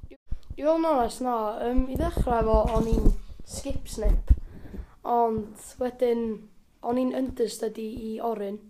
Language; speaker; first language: Welsh; native; Welsh